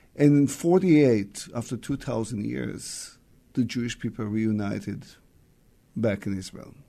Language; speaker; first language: English; non-native, fluent; Russian